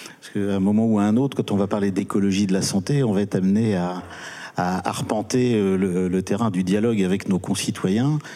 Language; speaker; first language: French; native; French